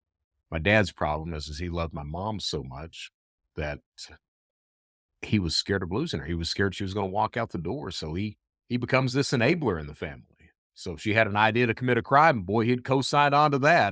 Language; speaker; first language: English; native; English